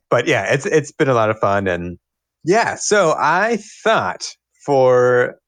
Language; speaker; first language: English; native; English